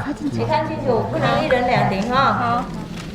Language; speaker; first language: Chinese; non-native, fluent; Vietnamese